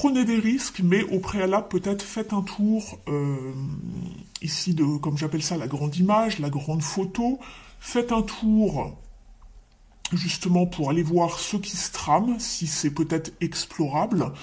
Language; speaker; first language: French; native; French